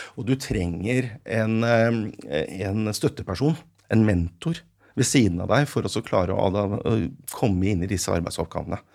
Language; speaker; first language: Norwegian; native; Norwegian